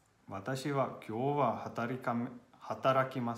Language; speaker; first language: Japanese; non-native, learner; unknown